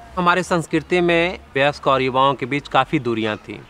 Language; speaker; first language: Hindi; native; Hindi